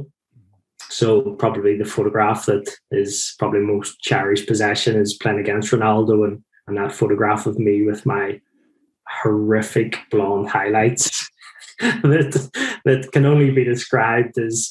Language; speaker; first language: English; native; English